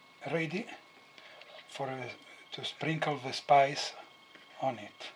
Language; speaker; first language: English; non-native, learner; Italian